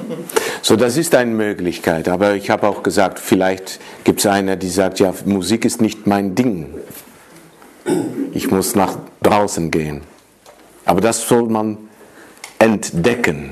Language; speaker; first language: German; non-native, fluent; Dutch